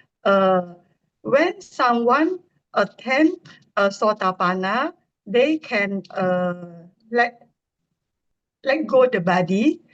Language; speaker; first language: English; non-native, learner; Indonesian